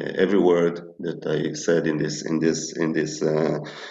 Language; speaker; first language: English; non-native, fluent; Hebrew